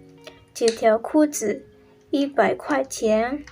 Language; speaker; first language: Chinese; non-native, learner; Indonesian